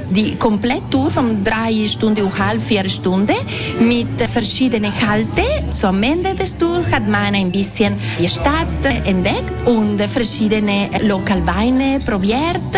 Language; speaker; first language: German; non-native, fluent; Italian